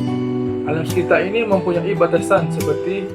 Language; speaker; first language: Malay; native; Malay